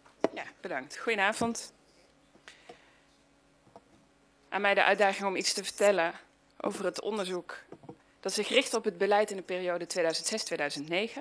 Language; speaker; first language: Dutch; native; Dutch